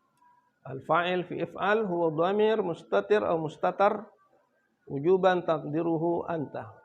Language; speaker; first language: Arabic; non-native, fluent; Indonesian